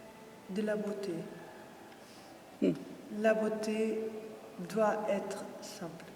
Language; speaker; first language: French; non-native, fluent; Portuguese